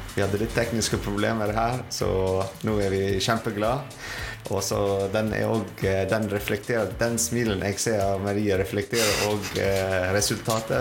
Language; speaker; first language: Norwegian; non-native, fluent; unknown